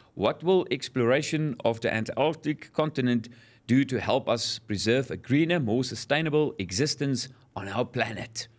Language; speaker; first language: English; non-native, local second language; Afrikaans